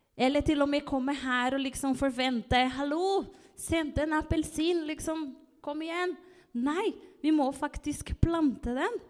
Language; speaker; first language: Norwegian; non-native, fluent; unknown